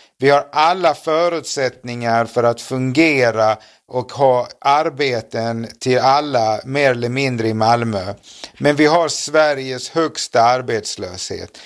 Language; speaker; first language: Swedish; native; Swedish